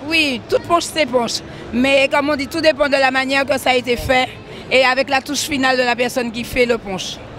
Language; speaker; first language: French; native; French